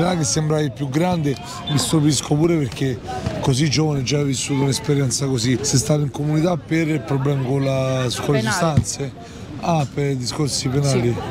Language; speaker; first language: Italian; native; Italian